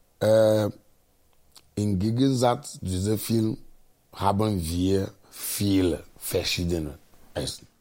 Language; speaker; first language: German; non-native, fluent; Ewe